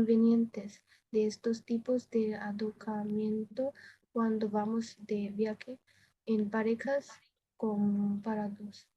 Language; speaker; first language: Spanish; non-native, learner; Bangla